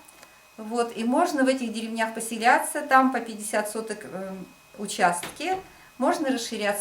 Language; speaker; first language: Russian; native; Russian